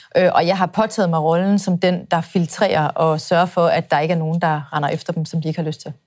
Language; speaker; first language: Danish; native; Danish